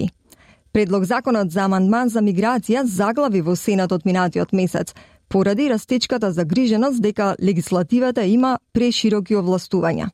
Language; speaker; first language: Macedonian; native; Macedonian